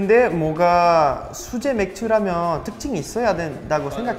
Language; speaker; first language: Korean; non-native, learner; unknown